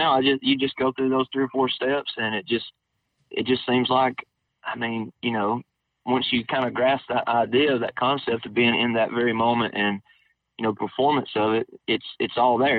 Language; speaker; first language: English; native; English